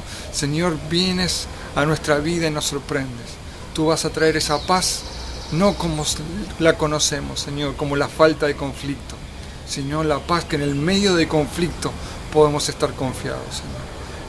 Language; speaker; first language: Spanish; native; Spanish